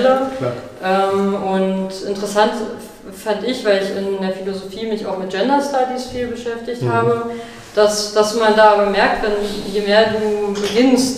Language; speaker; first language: German; native; German